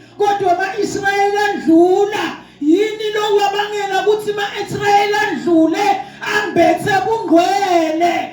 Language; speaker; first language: Zulu; non-native, local second language; Swati